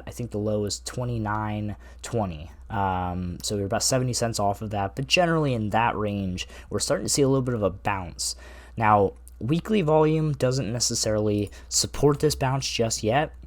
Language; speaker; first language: English; native; English